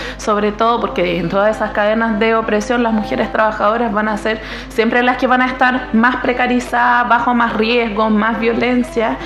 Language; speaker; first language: Spanish; non-native, fluent; Portuguese